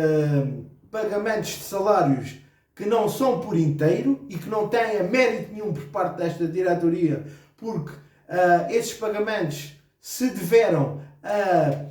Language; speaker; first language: Portuguese; native; Portuguese